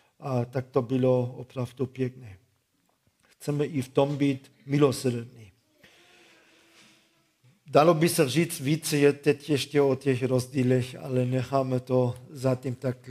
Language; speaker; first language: Czech; non-native, fluent; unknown